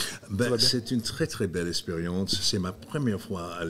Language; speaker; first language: French; non-native, fluent; English